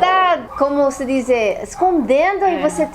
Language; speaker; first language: Portuguese; non-native, fluent; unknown